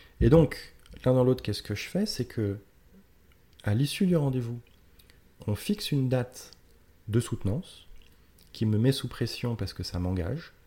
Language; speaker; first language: French; native; French